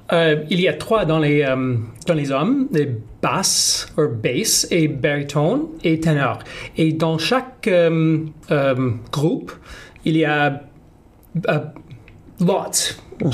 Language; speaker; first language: French; non-native, learner; English